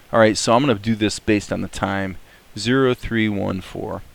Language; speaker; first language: English; native; English